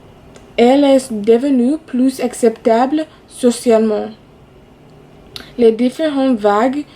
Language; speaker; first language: French; non-native, fluent; English